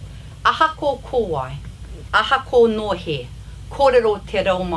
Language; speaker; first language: Māori; non-native, local second language; English